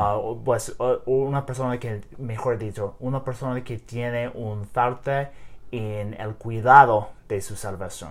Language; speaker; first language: Spanish; non-native, learner; English